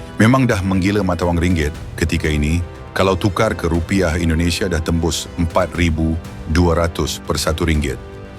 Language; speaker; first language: Malay; native; Malay